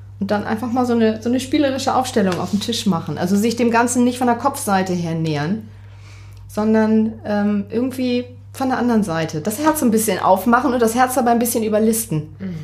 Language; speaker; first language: German; native; German